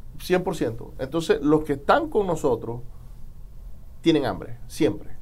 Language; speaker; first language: Spanish; native; Spanish